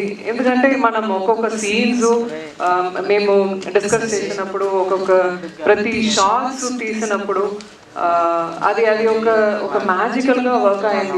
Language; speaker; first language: Telugu; non-native, learner; Tamil